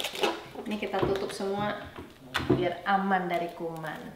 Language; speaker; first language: Indonesian; native; Indonesian